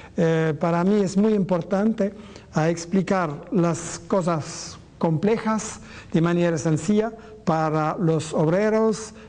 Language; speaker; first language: Spanish; non-native, fluent; French